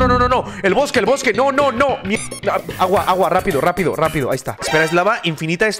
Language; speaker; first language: Spanish; native; Spanish